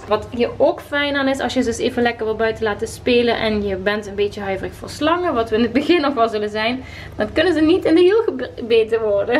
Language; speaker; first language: Dutch; native; Dutch